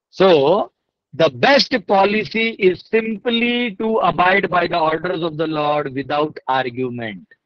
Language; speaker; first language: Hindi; non-native, local second language; Marathi